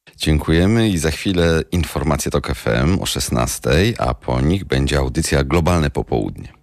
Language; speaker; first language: Polish; native; Polish